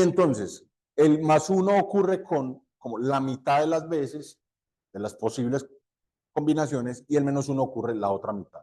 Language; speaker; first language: Spanish; native; Spanish